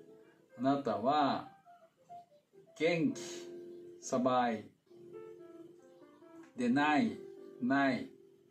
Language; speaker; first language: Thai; non-native, fluent; Japanese